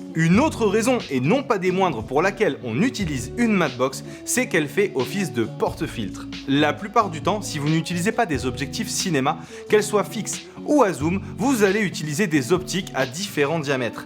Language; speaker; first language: French; native; French